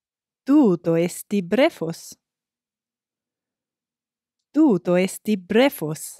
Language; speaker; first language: Greek; non-native, fluent; English